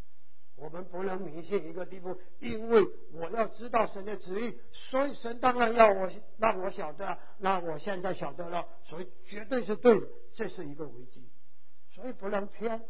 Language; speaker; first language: Chinese; native; Chinese